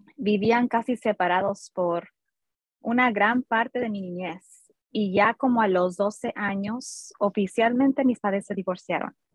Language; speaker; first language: Spanish; early bilingual, heritage; Spanish